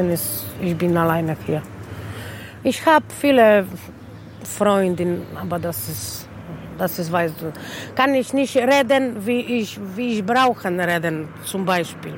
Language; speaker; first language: German; non-native, learner; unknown